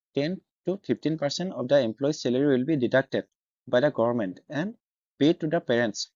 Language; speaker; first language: English; non-native, local second language; Assamese